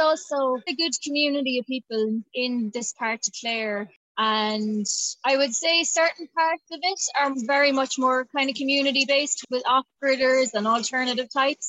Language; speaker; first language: English; native; English